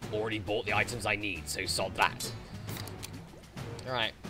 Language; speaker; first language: English; native; English